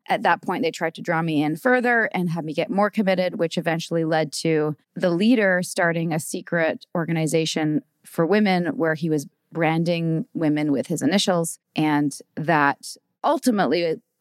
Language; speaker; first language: English; native; English